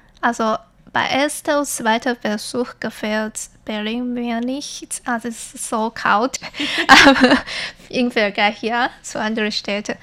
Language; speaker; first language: German; non-native, fluent; Chinese